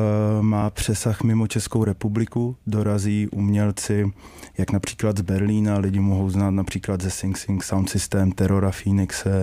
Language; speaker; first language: Czech; native; Czech